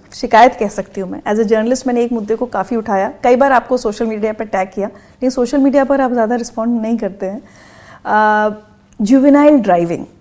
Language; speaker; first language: Hindi; native; Hindi